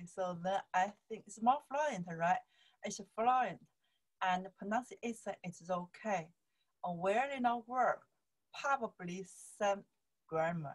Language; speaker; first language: English; non-native, learner; Chinese